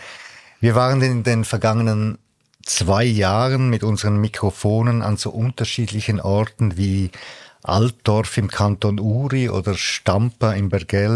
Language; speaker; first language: German; native; German